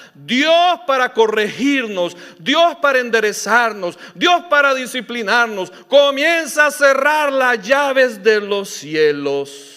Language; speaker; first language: Spanish; native; Spanish